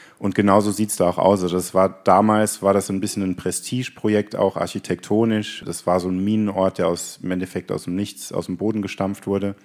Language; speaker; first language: German; native; German